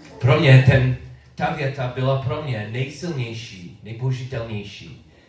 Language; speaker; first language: Czech; non-native, learner; English